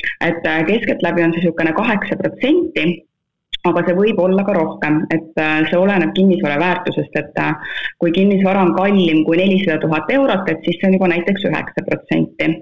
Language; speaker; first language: Estonian; native; Estonian